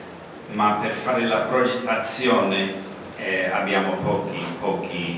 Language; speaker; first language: Italian; non-native, learner; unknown